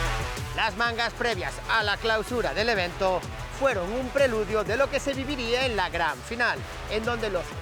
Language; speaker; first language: Spanish; native; Spanish